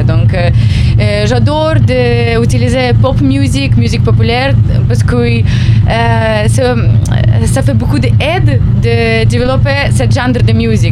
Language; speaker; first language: French; non-native, learner; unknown